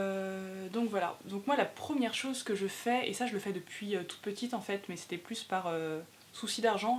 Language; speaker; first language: French; native; French